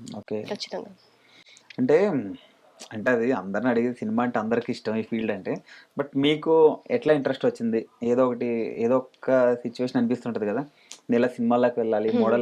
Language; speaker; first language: Telugu; native; Telugu